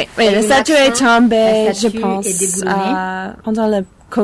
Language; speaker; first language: French; non-native, learner; English